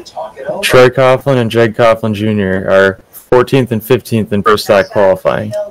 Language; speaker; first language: English; native; English